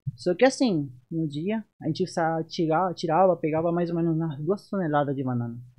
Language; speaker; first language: Portuguese; non-native, fluent; Spanish